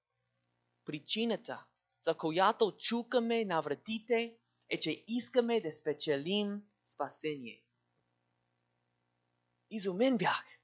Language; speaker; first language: Bulgarian; non-native, learner; English